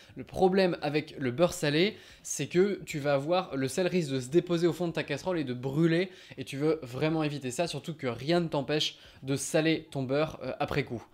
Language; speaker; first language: French; native; French